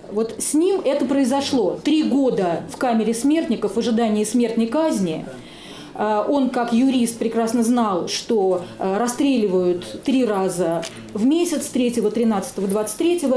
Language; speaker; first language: Russian; native; Russian